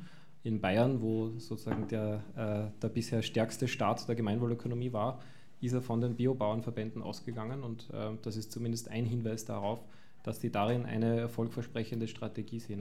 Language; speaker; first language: German; native; German